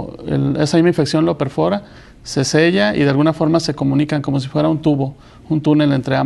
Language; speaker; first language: Spanish; native; Spanish